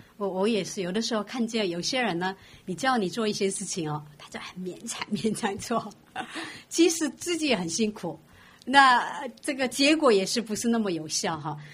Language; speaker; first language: Chinese; non-native, fluent; Korean